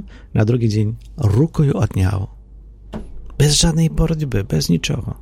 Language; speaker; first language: Polish; non-native, learner; Ukrainian